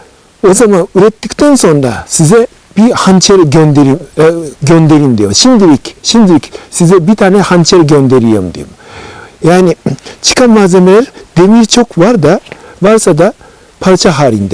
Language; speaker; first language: Turkish; non-native, fluent; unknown